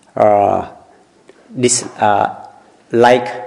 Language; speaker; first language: English; non-native, learner; Thai